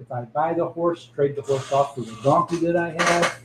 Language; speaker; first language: English; native; English